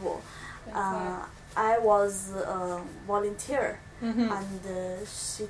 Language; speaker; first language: English; non-native, learner; Chinese